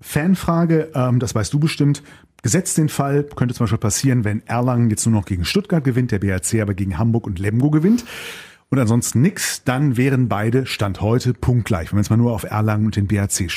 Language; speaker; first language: German; native; German